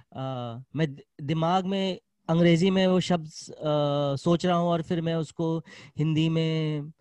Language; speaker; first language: Hindi; native; Hindi